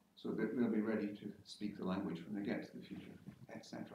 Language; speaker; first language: English; native; English